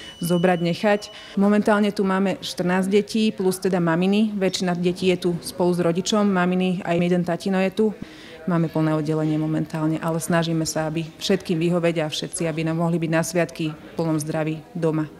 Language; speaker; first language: Slovak; native; Slovak